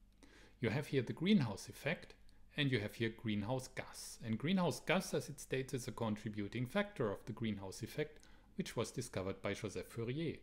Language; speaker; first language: English; non-native, fluent; German